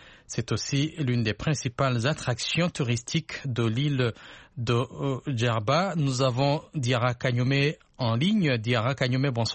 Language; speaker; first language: French; non-native, local second language; Rundi